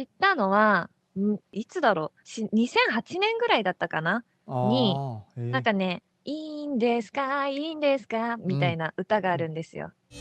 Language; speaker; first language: Japanese; native; Japanese